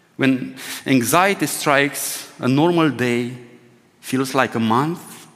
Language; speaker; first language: English; non-native, fluent; Romanian